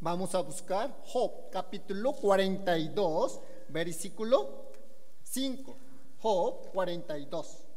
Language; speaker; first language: Spanish; non-native, learner; Korean